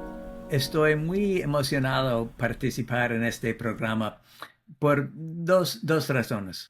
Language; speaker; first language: Spanish; non-native, fluent; English